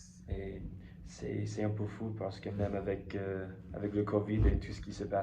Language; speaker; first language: French; non-native, fluent; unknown